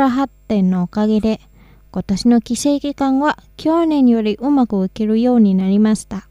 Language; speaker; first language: Japanese; non-native, fluent; Indonesian